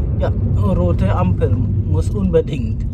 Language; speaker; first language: German; non-native, learner; Bangla